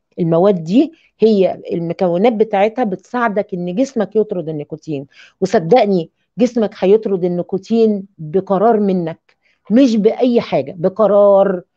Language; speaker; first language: Arabic; native; Arabic